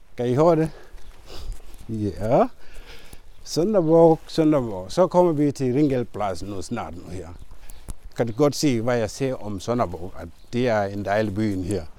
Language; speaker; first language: Danish; non-native, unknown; Mandingo